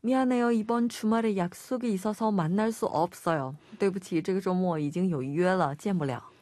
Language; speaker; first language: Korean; non-native, fluent; Chinese